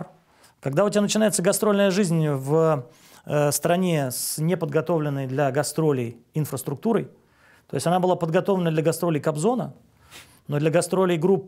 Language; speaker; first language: Russian; native; Russian